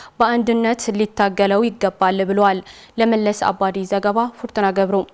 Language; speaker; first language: Amharic; non-native, local second language; Tigrinya